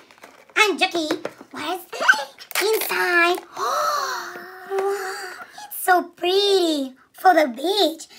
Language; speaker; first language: English; non-native, learner; Russian